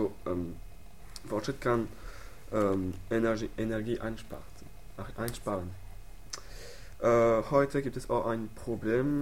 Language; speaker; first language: German; non-native, learner; French